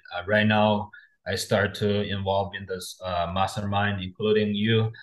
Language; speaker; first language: English; non-native, fluent; Chinese